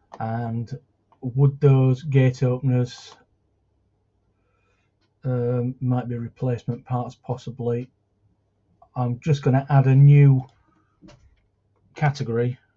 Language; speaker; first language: English; native; English